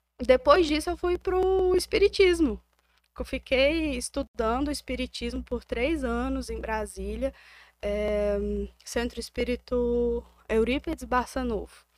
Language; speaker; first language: Portuguese; native; Portuguese